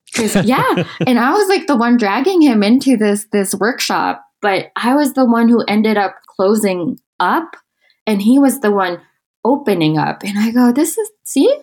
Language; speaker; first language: English; non-native, local second language; Filipino